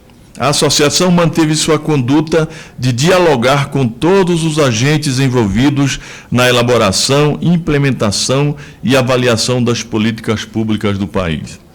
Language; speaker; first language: Portuguese; native; Portuguese